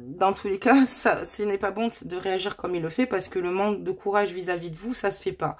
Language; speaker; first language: French; native; French